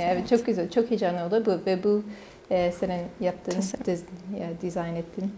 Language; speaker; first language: Turkish; non-native, learner; English